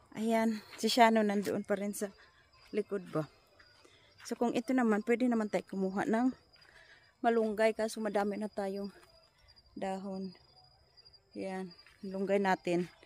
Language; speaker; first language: Filipino; non-native, local second language; Masbatenyo